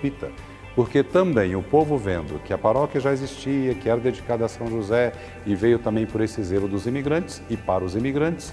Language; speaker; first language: Portuguese; native; Portuguese